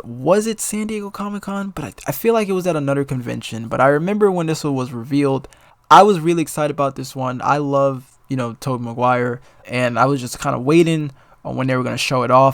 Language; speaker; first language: English; native; English